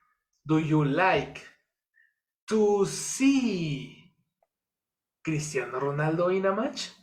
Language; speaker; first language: English; non-native, fluent; Spanish